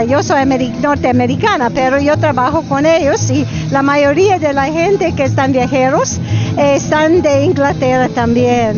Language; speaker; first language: Spanish; non-native, fluent; English